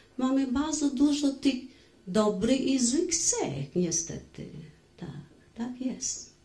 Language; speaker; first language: Polish; non-native, fluent; Vietnamese